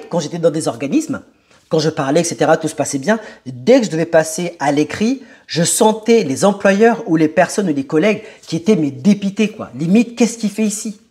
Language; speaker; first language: French; early bilingual, other home language; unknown